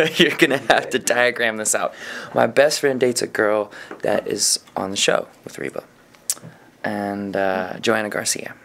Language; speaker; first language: English; native; English